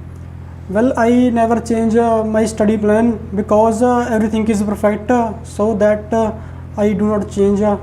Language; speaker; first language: English; non-native, learner; Punjabi